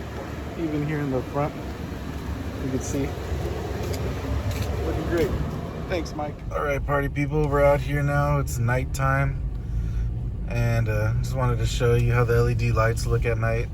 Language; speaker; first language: English; native; English